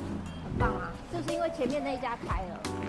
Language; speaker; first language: Chinese; native; Chinese